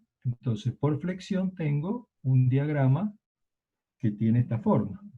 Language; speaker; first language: Spanish; native; Spanish